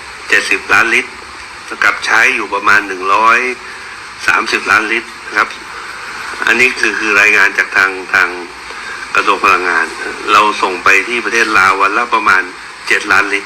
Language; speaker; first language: Thai; native; Thai